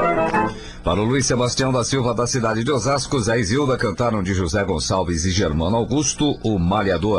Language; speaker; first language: Portuguese; native; Portuguese